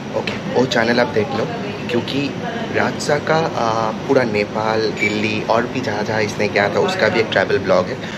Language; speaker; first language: Hindi; native; Hindi